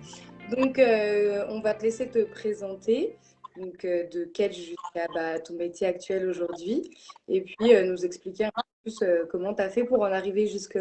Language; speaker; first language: French; native; French